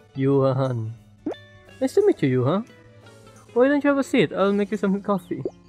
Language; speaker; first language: English; non-native, local second language; Filipino